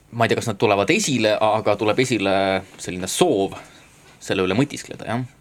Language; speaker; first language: Estonian; native; Estonian